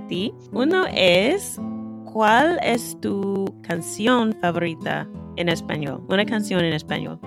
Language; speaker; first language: Spanish; non-native, learner; English